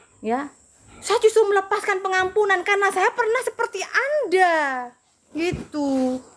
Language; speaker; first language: Indonesian; non-native, local second language; Madurese